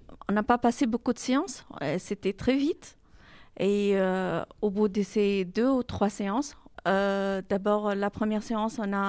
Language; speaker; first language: French; non-native, learner; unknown